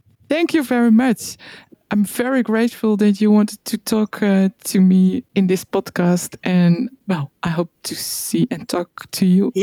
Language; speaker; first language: English; non-native, fluent; Dutch